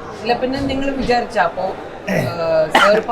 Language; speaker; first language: Malayalam; non-native, fluent; Tamil